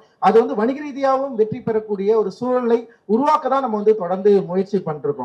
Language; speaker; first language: Tamil; native; Tamil